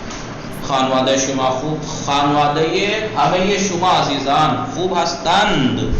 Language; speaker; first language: Persian; non-native, fluent; Urdu